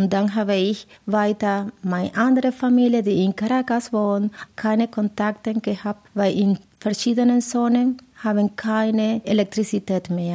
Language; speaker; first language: German; non-native, fluent; Spanish